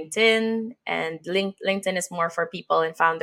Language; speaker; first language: English; non-native, local second language; Filipino